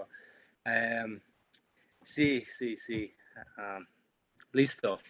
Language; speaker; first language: Spanish; non-native, learner; English